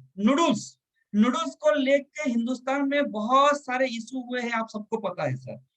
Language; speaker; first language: Hindi; non-native, local second language; Telugu